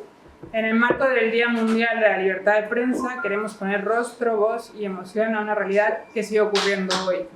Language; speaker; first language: Spanish; native; Spanish